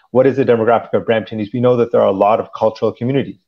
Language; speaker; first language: Punjabi; early bilingual, heritage; Punjabi